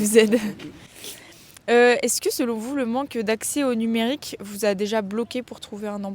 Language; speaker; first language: French; native; French